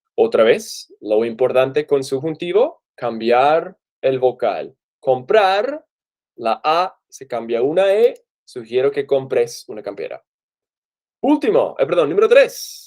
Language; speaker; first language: Spanish; non-native, fluent; English